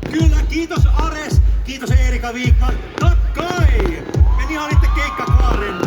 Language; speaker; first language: Finnish; native; Finnish